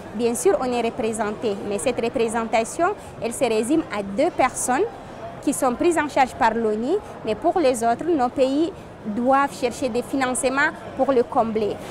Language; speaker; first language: French; non-native, local second language; Fula